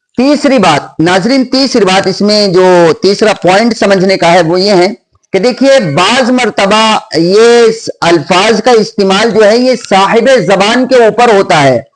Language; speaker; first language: Urdu; native; Urdu